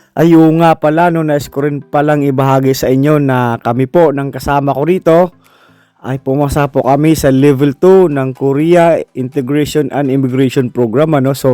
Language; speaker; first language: Filipino; non-native, local second language; Cebuano